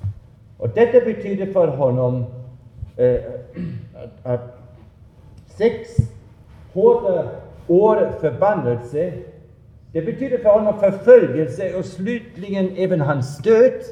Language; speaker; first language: Swedish; non-native, fluent; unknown